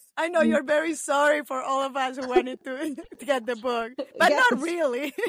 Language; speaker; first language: English; non-native, fluent; Spanish